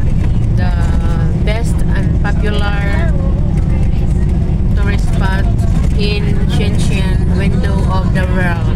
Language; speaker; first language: English; non-native, local second language; Filipino